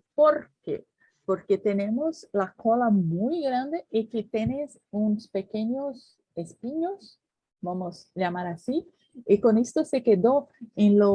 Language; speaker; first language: Spanish; non-native, learner; Portuguese